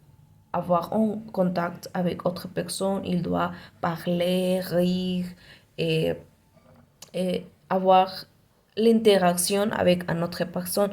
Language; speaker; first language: French; non-native, learner; Spanish